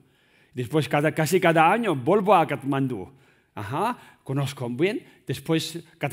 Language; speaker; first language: Spanish; non-native, learner; Tibetan